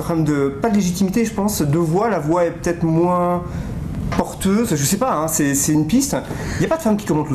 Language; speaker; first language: French; native; French